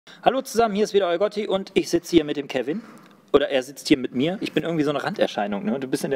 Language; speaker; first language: German; native; German